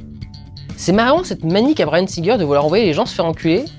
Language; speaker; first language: French; native; French